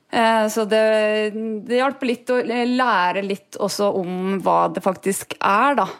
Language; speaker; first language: Norwegian; native; Norwegian